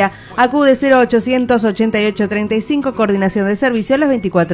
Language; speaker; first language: Spanish; native; Spanish